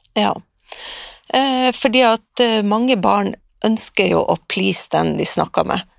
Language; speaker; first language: Norwegian; native; Norwegian